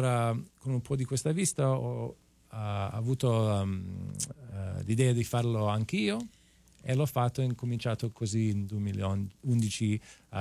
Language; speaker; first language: Italian; non-native, fluent; English